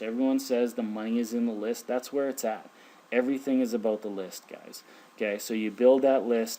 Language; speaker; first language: English; native; English